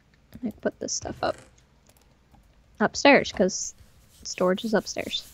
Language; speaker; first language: English; native; English